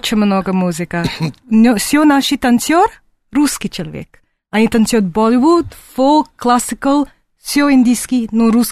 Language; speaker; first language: Russian; non-native, learner; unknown